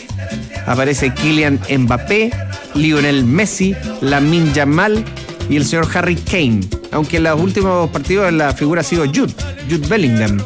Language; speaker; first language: Spanish; native; Spanish